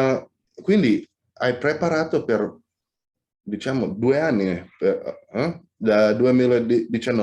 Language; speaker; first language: Italian; non-native, fluent; Indonesian